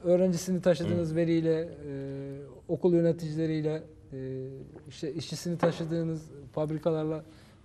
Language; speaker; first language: Turkish; native; Turkish